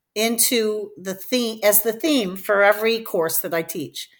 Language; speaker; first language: English; native; English